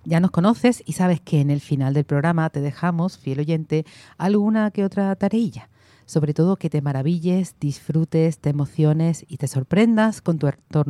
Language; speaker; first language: Spanish; native; Spanish